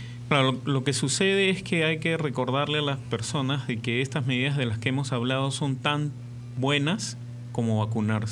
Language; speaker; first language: Spanish; native; Spanish